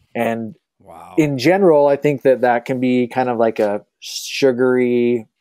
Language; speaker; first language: English; native; English